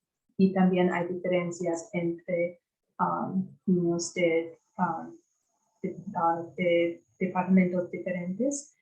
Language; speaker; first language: Spanish; non-native, fluent; English